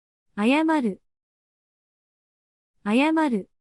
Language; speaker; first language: Japanese; native; Japanese